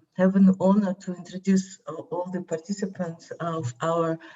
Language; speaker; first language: English; non-native, fluent; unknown